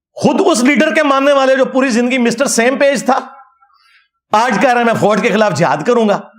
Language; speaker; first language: Urdu; non-native, local second language; Punjabi